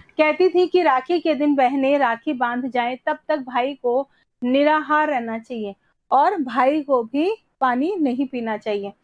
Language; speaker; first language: Hindi; native; Hindi